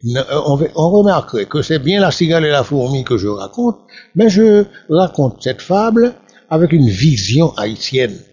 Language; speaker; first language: French; non-native, local second language; Haitian Creole